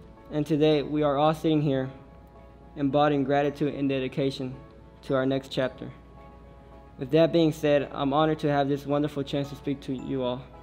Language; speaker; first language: English; early bilingual, other home language; Spanish